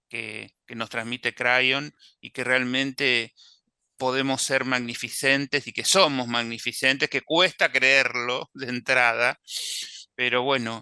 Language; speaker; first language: Spanish; native; Spanish